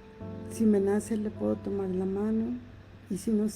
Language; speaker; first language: Spanish; native; Spanish